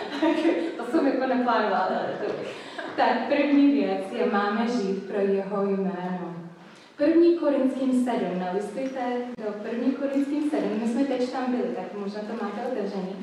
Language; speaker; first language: Czech; non-native, fluent; English